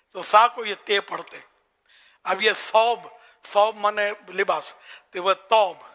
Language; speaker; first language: Urdu; native; Urdu